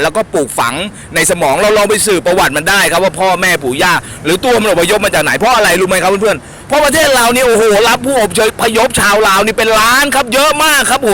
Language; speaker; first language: Thai; native; Thai